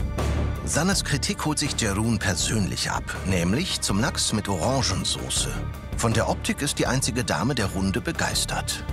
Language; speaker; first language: German; native; German